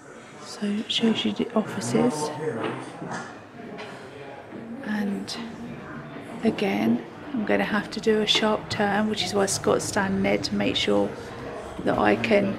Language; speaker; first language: English; native; English